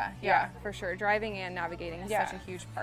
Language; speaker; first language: English; native; English